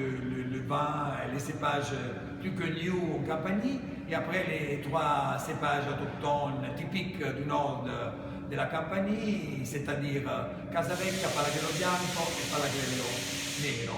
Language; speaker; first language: French; non-native, fluent; Italian